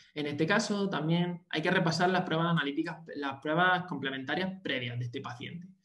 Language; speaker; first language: Spanish; native; Spanish